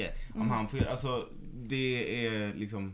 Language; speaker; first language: Swedish; native; Swedish